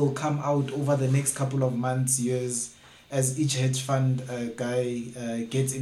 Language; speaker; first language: English; non-native, local second language; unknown